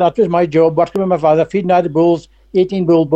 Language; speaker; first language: English; native; English